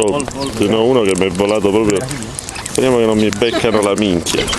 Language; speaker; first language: Italian; native; Italian